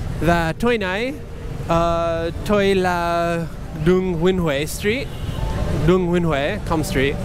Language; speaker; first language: Vietnamese; non-native, learner; English